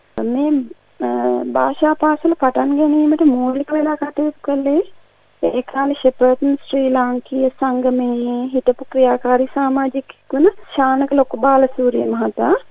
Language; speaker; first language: Sinhala; native; Sinhala